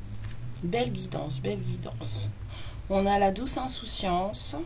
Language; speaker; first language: French; native; French